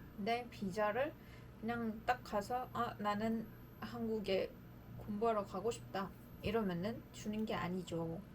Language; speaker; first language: Korean; non-native, fluent; Uzbek